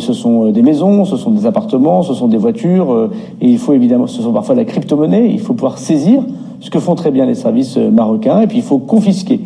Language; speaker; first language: French; native; French